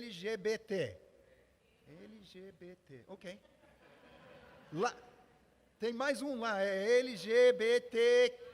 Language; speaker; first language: Portuguese; non-native, fluent; English